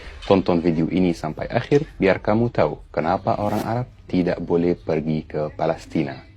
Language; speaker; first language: Indonesian; non-native, fluent; Arabic